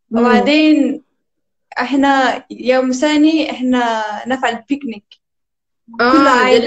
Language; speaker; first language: Arabic; non-native, learner; Turkish